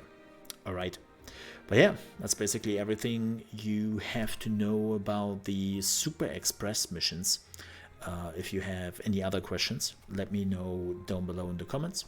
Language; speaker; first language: English; non-native, fluent; German